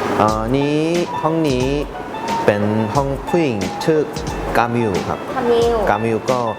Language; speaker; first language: Thai; non-native, learner; Korean